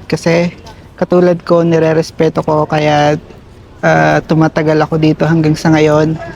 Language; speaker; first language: Filipino; native; Filipino